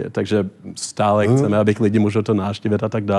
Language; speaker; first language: Czech; non-native, learner; English